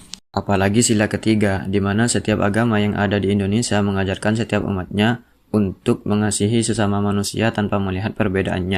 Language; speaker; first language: Indonesian; native; Indonesian